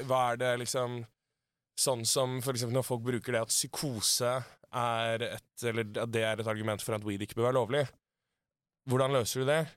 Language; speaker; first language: Norwegian; native; Norwegian